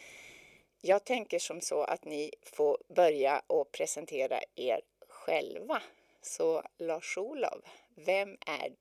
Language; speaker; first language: Swedish; native; Swedish